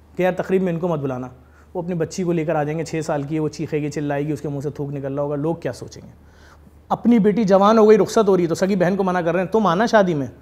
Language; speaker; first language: Urdu; native; Urdu